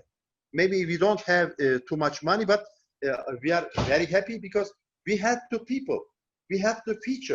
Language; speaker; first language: English; non-native, learner; Turkish